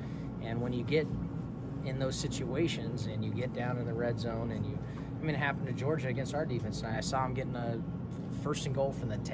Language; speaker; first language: English; native; English